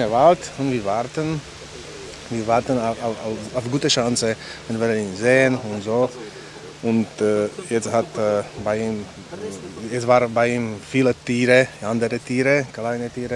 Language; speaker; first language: German; non-native, learner; Slovak